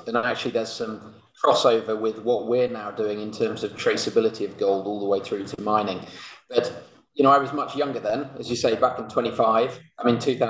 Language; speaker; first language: English; native; English